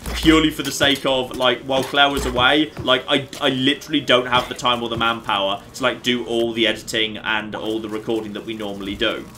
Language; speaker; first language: English; native; English